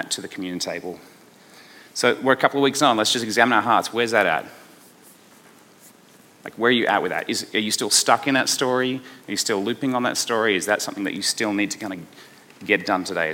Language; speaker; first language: English; native; English